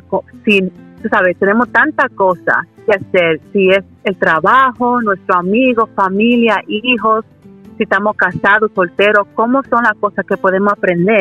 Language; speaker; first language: Spanish; early bilingual, heritage; Spanish